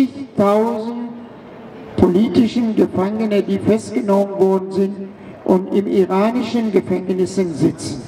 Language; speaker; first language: German; non-native, fluent; Persian